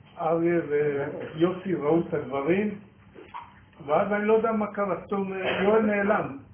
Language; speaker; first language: Hebrew; native; Hebrew